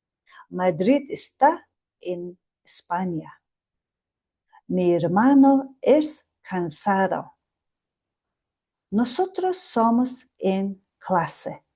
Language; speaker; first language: Spanish; non-native, fluent; Mongolian